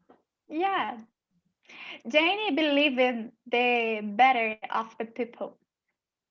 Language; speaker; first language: English; non-native, learner; Portuguese